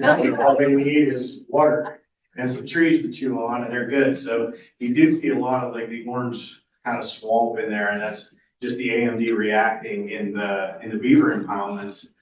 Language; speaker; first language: English; native; English